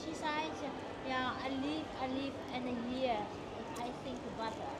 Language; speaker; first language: English; non-native, learner; Chinese